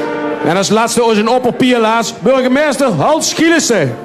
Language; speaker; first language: Dutch; native; Dutch